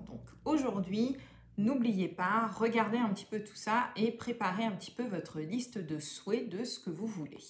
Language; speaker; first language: French; native; French